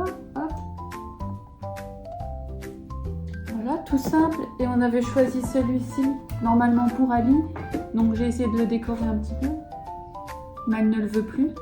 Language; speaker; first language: French; native; French